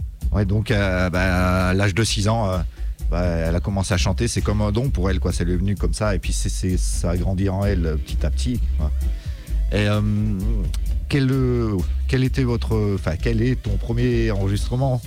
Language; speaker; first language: French; native; French